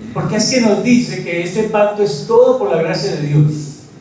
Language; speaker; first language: Spanish; native; Spanish